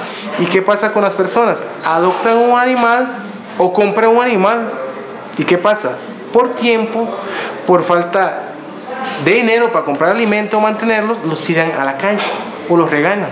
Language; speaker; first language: Spanish; native; Spanish